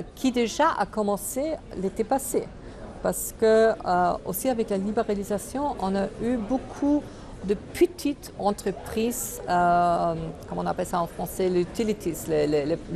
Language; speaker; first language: French; non-native, fluent; German